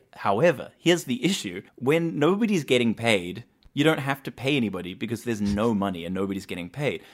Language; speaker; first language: English; native; English